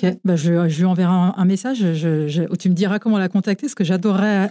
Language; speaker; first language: French; native; French